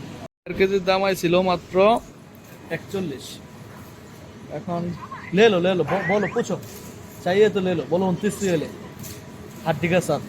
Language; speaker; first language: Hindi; non-native, learner; Bangla